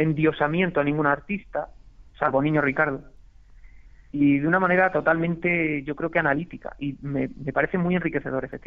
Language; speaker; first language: Spanish; native; Spanish